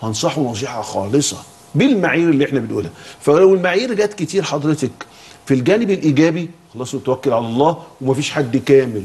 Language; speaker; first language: Arabic; native; Arabic